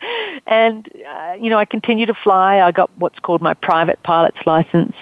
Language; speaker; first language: English; native; English